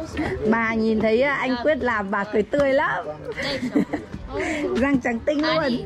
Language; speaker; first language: Vietnamese; native; Vietnamese